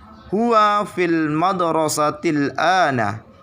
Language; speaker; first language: Arabic; non-native, fluent; Indonesian